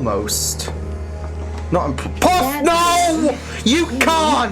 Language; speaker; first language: English; native; English